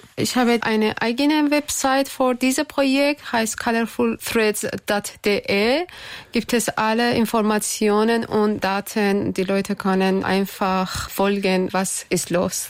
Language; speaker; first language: German; non-native, learner; Persian